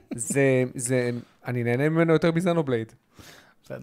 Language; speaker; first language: Hebrew; native; Hebrew